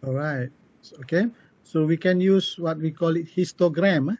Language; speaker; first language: English; non-native, local second language; Malay